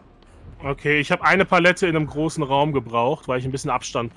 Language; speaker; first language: German; native; German